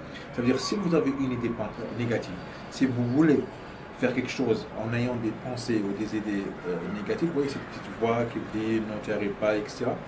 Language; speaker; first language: French; non-native, local second language; Arabic